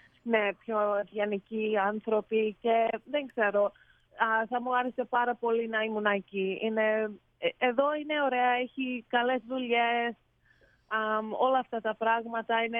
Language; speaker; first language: Greek; early bilingual, heritage; Greek